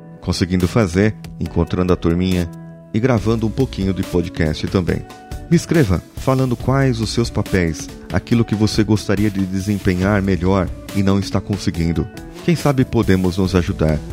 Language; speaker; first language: Portuguese; native; Portuguese